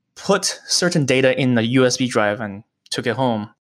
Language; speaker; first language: English; early bilingual, other home language; Chinese